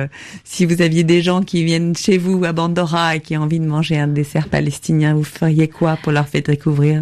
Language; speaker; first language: French; native; French